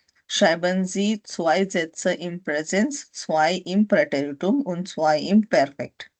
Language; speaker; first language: German; non-native, fluent; Hindi